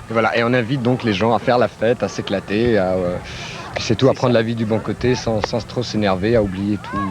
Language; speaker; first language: French; non-native, local second language; Arabic